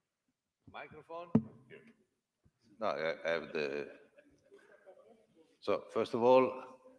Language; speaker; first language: English; non-native, fluent; Italian